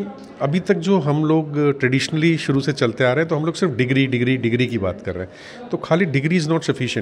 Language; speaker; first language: Hindi; native; Hindi